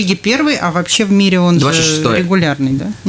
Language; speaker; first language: Russian; native; Russian